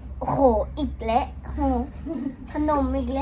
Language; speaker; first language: Thai; native; Thai